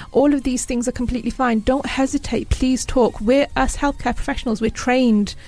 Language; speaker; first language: English; early bilingual, other home language; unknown